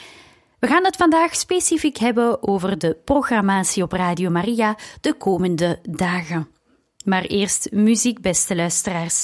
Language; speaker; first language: Dutch; native; Dutch